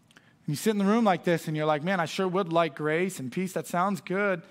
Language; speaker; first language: English; native; English